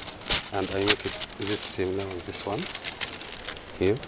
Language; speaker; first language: English; non-native, learner; Arabic